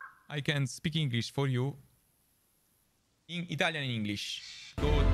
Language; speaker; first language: English; non-native, learner; Italian